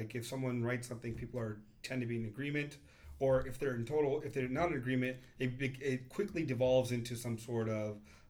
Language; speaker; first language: English; early bilingual, other home language; Kannada